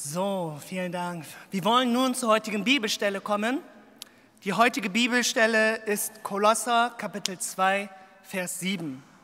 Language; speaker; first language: German; early bilingual, other home language; Korean